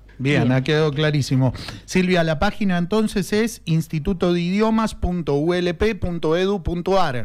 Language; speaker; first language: Spanish; native; Spanish